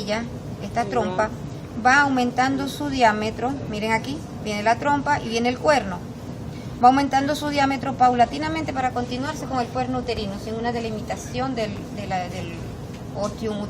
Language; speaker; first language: Spanish; native; Spanish